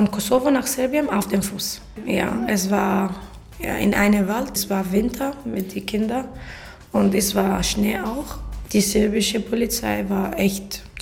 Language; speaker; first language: German; non-native, learner; Arabic